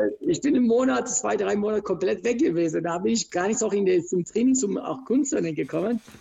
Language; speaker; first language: German; non-native, fluent; Persian